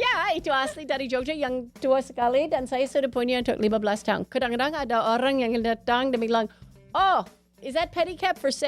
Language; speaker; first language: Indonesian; non-native, fluent; English